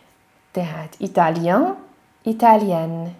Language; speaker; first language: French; non-native, fluent; Hungarian